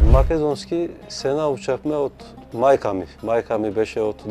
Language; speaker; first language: Macedonian; early bilingual, heritage; Turkish